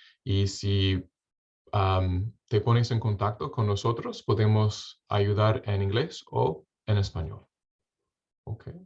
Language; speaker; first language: Spanish; non-native, fluent; English